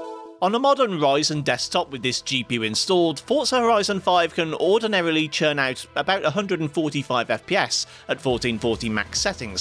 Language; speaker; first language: English; native; English